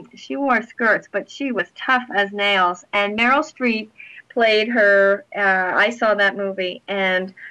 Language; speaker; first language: English; native; English